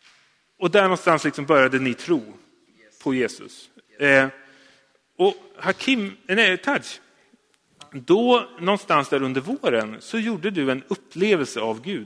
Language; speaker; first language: Swedish; native; Swedish